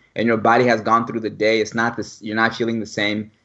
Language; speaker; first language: English; early bilingual, other home language; French